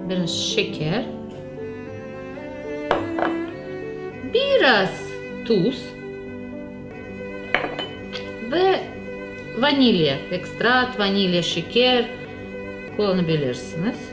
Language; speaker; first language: Turkish; non-native, learner; Russian